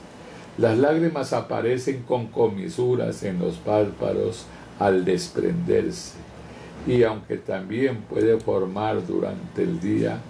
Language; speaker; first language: Spanish; native; Spanish